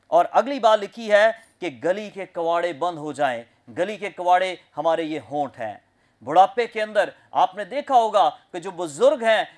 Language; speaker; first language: Urdu; non-native, local second language; Punjabi